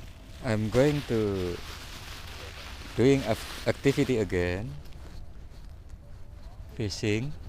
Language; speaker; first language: English; non-native, learner; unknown